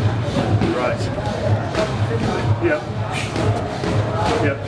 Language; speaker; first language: English; native; English